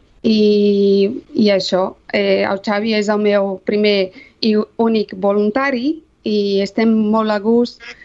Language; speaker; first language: Catalan; non-native, fluent; Portuguese